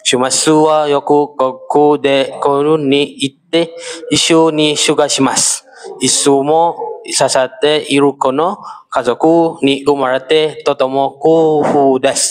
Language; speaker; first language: Japanese; non-native, learner; Malay